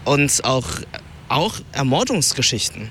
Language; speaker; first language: German; early bilingual, other home language; Vietnamese